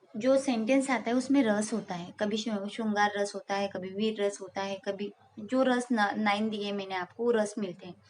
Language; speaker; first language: Hindi; non-native, local second language; Marathi